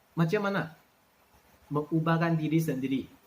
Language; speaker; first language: Malay; non-native, local second language; Chinese